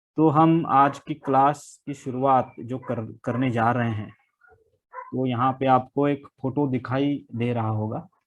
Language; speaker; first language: Hindi; non-native, local second language; Marathi